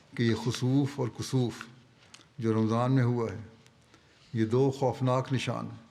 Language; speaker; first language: Urdu; native; Urdu